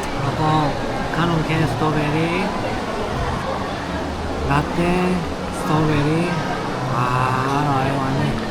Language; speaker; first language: Thai; non-native, learner; Korean